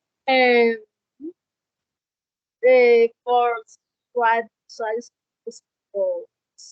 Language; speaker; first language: English; non-native, learner; Spanish